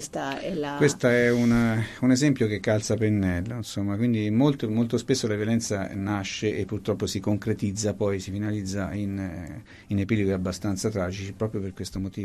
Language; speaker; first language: Italian; native; Italian